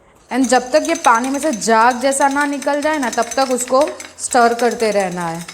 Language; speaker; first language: Hindi; non-native, local second language; Gujarati